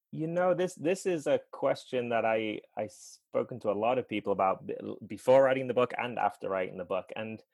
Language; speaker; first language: English; native; English